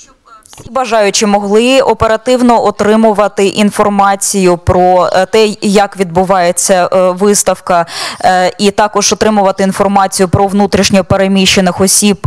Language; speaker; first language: Ukrainian; native; Ukrainian